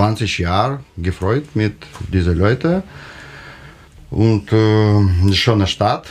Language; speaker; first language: German; non-native, learner; Russian